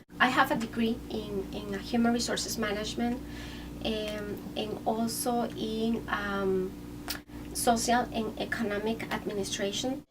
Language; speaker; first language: English; non-native, fluent; Spanish